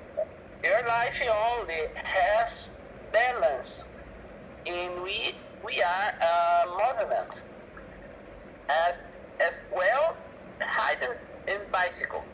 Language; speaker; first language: English; non-native, learner; Portuguese